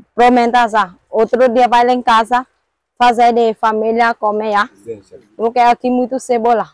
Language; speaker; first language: Portuguese; non-native, learner; Vietnamese